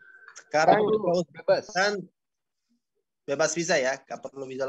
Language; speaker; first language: Indonesian; non-native, fluent; Uzbek